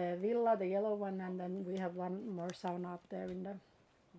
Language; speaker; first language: English; non-native, fluent; Finnish